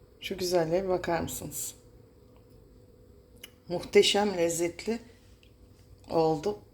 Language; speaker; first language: Turkish; native; Turkish